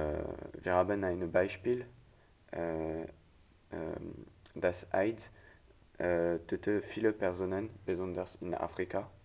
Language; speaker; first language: German; non-native, learner; French